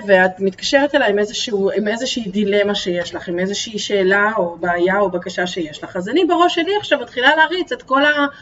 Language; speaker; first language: Hebrew; early bilingual, other home language; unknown